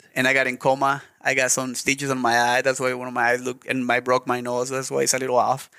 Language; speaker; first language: English; non-native, learner; Spanish